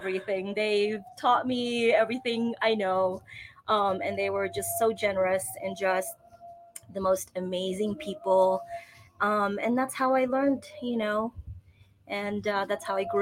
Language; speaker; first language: English; non-native, local second language; Bikol